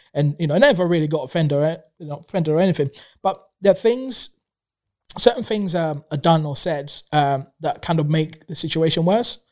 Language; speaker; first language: English; non-native, local second language; Swahili